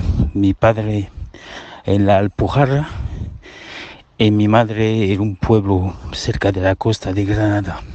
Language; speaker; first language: Spanish; early bilingual, heritage; Spanish